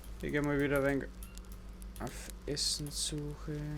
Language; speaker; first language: German; native; German